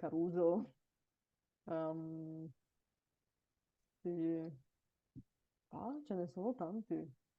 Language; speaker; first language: Italian; non-native, learner; Bulgarian